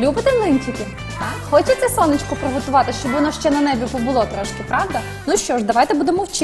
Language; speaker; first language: Ukrainian; native; Ukrainian